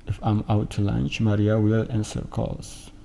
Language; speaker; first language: English; non-native, fluent; Indonesian